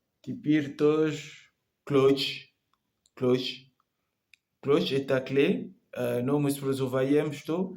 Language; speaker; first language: Russian; non-native, learner; Comorian